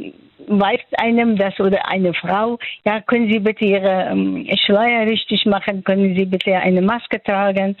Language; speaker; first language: German; non-native, fluent; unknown